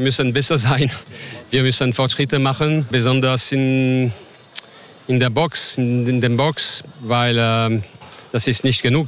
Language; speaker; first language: German; non-native, fluent; French